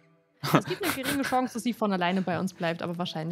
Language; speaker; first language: German; native; German